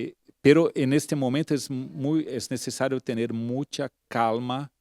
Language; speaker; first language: Spanish; non-native, fluent; Portuguese